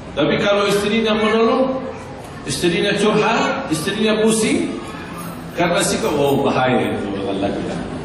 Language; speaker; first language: Malay; non-native, fluent; Arabic